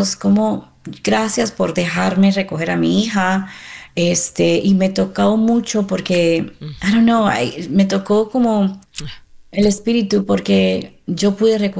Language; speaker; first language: Spanish; early bilingual, heritage; Spanish